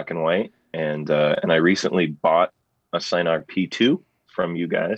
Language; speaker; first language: English; native; English